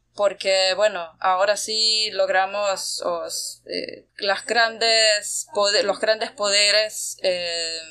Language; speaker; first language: Spanish; non-native, fluent; German